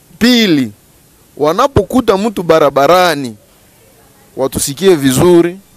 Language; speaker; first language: Swahili; non-native, local second language; Nande